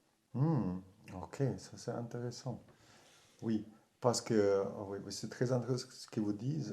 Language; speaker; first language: French; non-native, learner; German